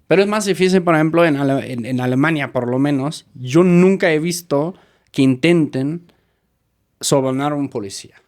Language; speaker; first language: Spanish; non-native, fluent; German